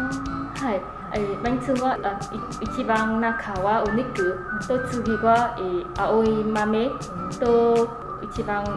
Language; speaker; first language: Japanese; non-native, learner; Vietnamese